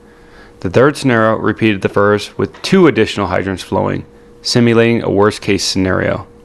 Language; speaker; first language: English; native; English